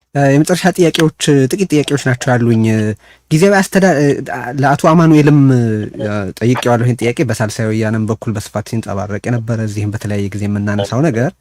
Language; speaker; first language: Amharic; native; Amharic